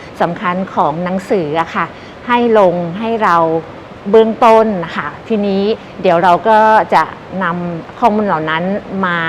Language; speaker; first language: Thai; native; Thai